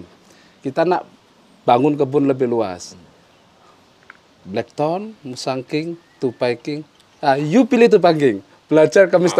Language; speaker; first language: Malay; non-native, local second language; Javanese